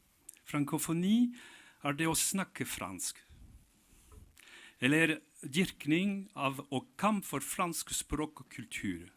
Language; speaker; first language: Norwegian; non-native, fluent; French